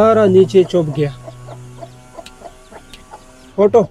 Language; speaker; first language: Hindi; non-native, fluent; Pashto